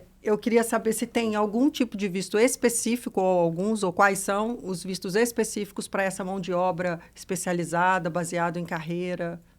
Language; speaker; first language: Portuguese; native; Portuguese